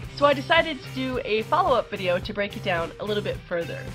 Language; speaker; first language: English; native; English